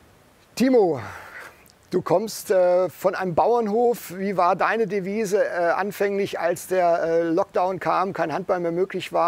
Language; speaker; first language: German; native; German